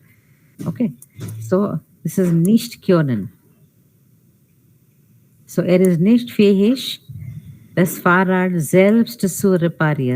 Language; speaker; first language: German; non-native, fluent; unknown